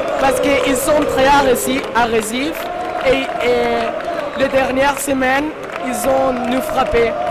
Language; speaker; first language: French; non-native, learner; Catalan